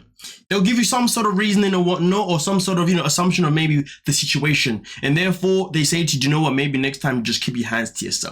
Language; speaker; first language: English; native; English